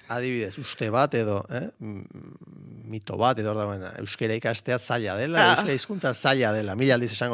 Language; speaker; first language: Basque; native; Basque